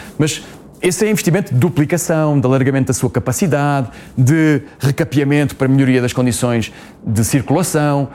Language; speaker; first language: Portuguese; native; Portuguese